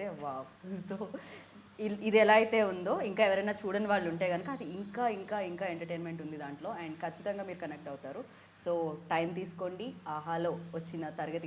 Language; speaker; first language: Telugu; native; Telugu